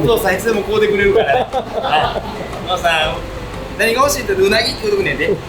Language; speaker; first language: Japanese; native; Japanese